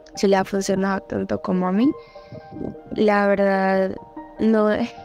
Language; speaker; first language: Spanish; native; Spanish